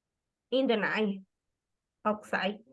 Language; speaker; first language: English; non-native, learner; Spanish